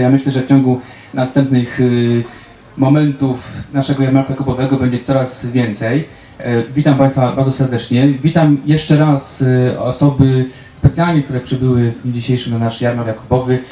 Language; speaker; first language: Polish; native; Polish